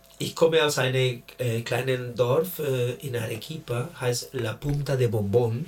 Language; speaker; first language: German; non-native, learner; Spanish